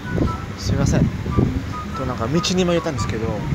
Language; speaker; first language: Japanese; non-native, fluent; Indonesian